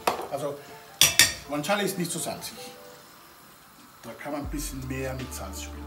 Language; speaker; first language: German; non-native, fluent; Italian